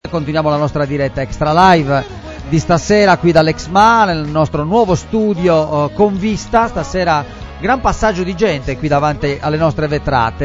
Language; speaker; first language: Italian; native; Italian